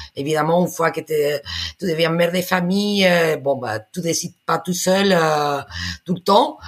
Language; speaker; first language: French; non-native, fluent; Spanish